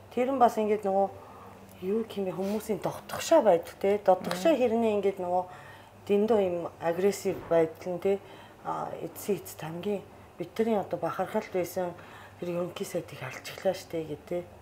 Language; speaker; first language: Mongolian; non-native, fluent; Japanese